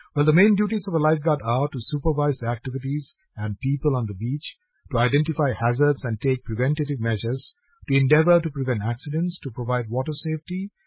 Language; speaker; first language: English; non-native, local second language; Bangla